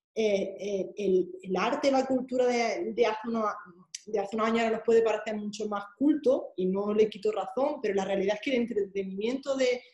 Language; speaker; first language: Spanish; native; Spanish